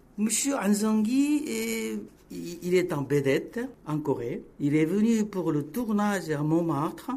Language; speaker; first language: French; non-native, fluent; Korean